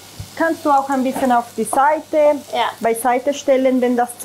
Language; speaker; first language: German; non-native, fluent; Italian